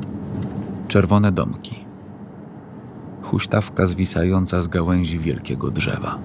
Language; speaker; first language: Polish; native; Polish